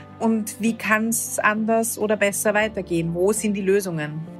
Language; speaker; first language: German; native; German